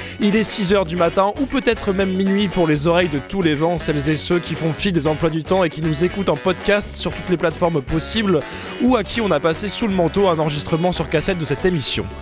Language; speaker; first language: French; native; French